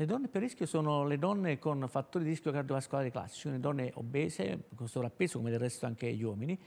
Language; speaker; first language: Italian; native; Italian